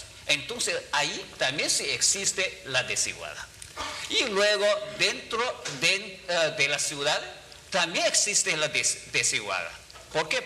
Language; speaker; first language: Spanish; non-native, fluent; Chinese